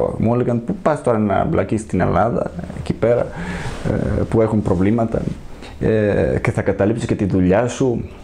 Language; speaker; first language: Greek; non-native, fluent; Serbian